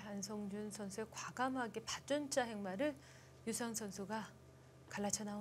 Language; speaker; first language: Korean; native; Korean